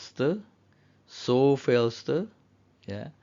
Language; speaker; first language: Dutch; non-native, fluent; Indonesian